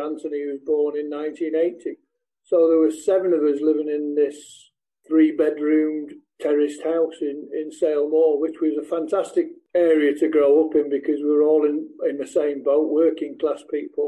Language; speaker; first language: English; native; English